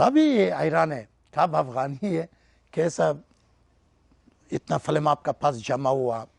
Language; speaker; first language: Hindi; non-native, learner; Persian